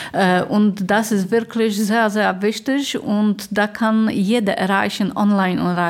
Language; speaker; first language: German; non-native, fluent; Polish